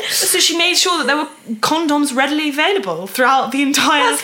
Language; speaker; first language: English; native; English